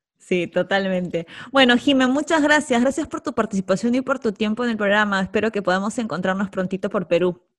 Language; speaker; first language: Spanish; native; Spanish